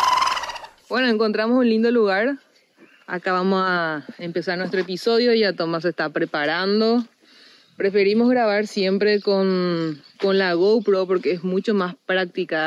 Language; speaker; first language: Spanish; native; Spanish